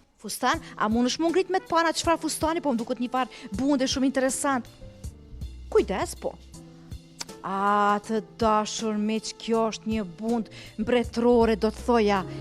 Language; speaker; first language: Albanian; native; Albanian